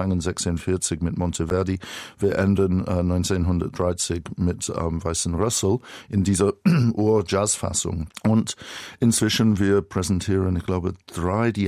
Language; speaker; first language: German; non-native, fluent; English